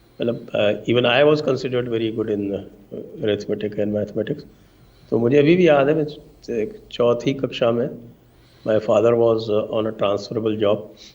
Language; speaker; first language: Hindi; native; Hindi